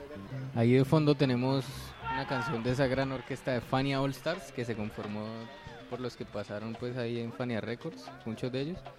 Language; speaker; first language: Spanish; native; Spanish